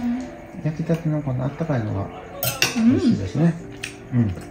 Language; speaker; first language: Japanese; native; Japanese